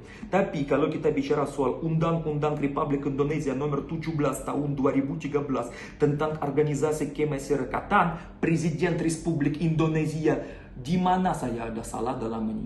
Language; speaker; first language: Indonesian; non-native, learner; Russian